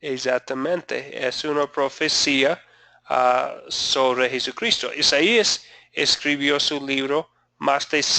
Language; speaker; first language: Spanish; non-native, fluent; English